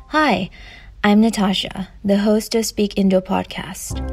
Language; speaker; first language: English; non-native, fluent; Indonesian